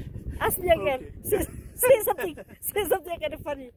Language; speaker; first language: English; non-native, learner; Thai